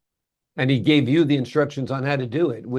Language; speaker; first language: English; native; English